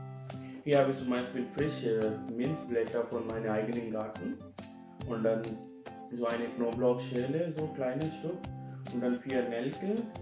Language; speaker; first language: German; non-native, fluent; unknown